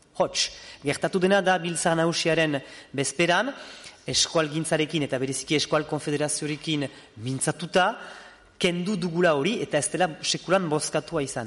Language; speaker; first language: Basque; native; Basque